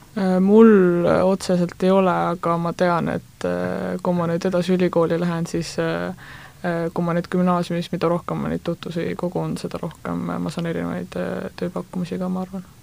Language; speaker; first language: Estonian; native; Estonian